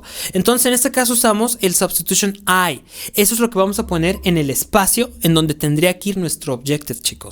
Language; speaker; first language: Spanish; native; Spanish